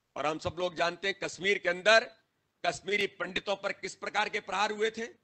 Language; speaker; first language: Hindi; native; Hindi